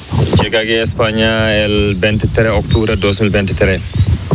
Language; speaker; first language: Spanish; non-native, learner; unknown